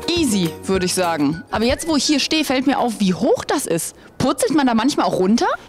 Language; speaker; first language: German; native; German